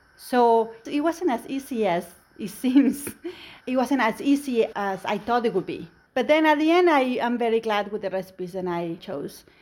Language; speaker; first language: English; non-native, fluent; Spanish